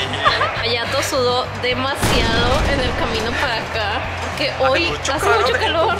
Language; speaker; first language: Spanish; native; Spanish